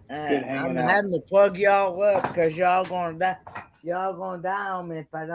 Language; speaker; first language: English; native; English